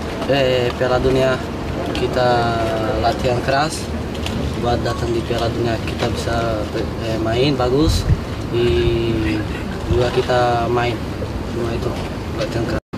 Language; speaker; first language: Indonesian; early bilingual, heritage; Portuguese